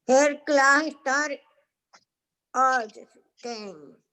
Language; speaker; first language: English; non-native, learner; Spanish